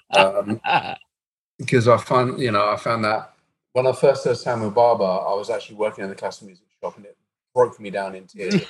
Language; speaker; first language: English; native; English